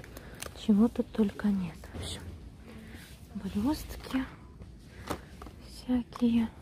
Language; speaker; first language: Russian; native; Russian